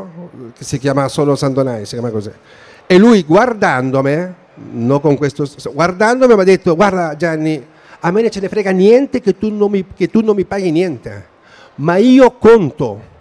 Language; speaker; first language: Italian; non-native, fluent; Spanish